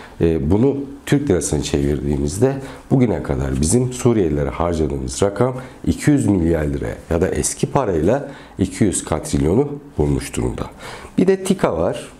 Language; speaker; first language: Turkish; native; Turkish